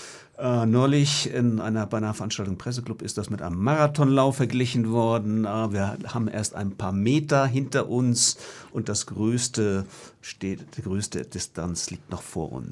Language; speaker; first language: German; native; German